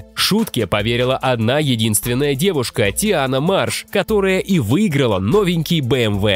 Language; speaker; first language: Russian; native; Russian